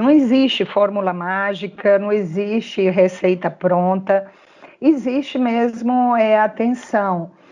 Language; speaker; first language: Portuguese; non-native, fluent; Spanish